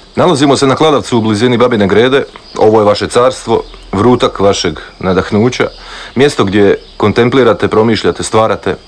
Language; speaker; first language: Croatian; native; Croatian